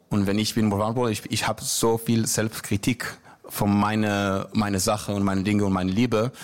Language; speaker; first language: German; non-native, learner; Hebrew